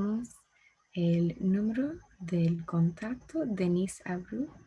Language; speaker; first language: Spanish; non-native, learner; English